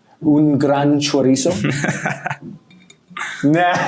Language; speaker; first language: Spanish; non-native, learner; English